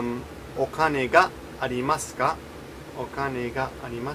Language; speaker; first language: Japanese; non-native, fluent; English